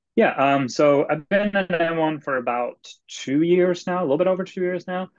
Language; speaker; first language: English; non-native, fluent; Swedish